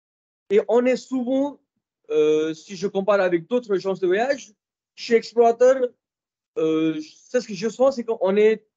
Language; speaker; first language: French; non-native, fluent; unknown